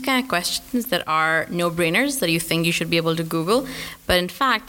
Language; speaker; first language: English; non-native, local second language; Urdu